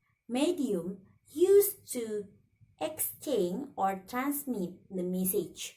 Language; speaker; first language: English; non-native, learner; Indonesian